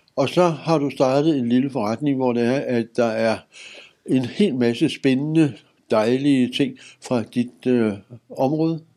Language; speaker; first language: Danish; native; Danish